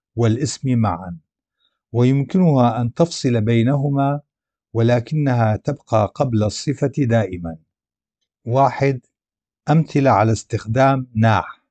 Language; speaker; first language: Arabic; non-native, local second language; Adyghe